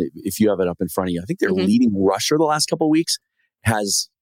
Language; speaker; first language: English; native; English